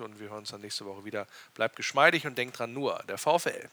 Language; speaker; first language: German; native; German